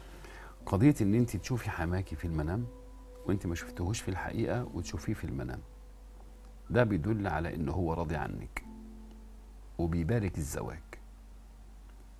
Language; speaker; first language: Arabic; native; Arabic